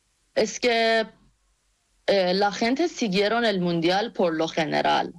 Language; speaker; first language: Spanish; non-native, learner; Persian